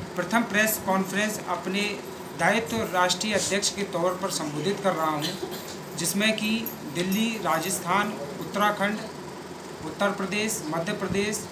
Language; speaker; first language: Hindi; native; Hindi